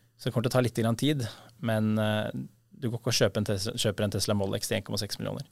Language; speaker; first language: Norwegian; native; Norwegian